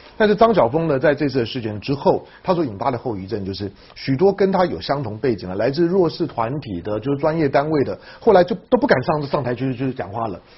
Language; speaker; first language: Chinese; native; Chinese